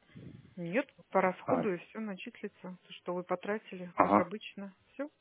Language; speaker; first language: Russian; native; Russian